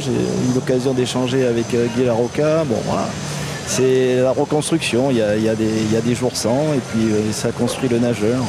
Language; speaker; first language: French; native; French